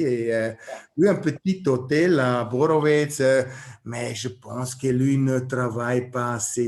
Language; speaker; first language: French; non-native, learner; German